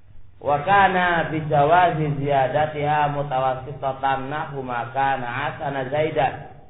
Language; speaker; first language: Arabic; non-native, fluent; Javanese